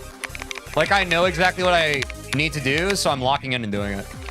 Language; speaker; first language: English; native; English